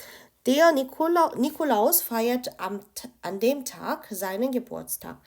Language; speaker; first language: German; non-native, fluent; Korean